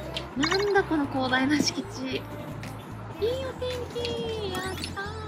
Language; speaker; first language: Japanese; native; Japanese